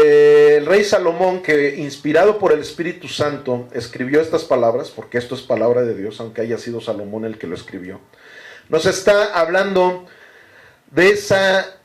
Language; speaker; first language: Spanish; native; Spanish